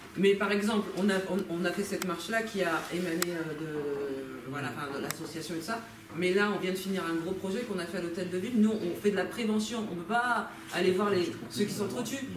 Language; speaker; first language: French; native; French